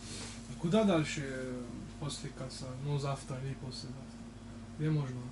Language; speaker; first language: Russian; non-native, learner; French